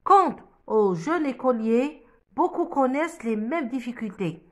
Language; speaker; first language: French; non-native, local second language; Arabic